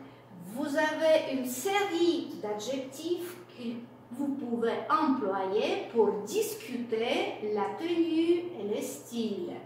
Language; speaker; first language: French; non-native, fluent; Russian